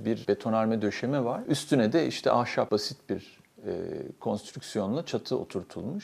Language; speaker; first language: Turkish; native; Turkish